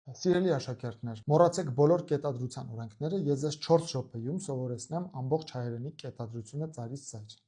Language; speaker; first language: Armenian; native; Armenian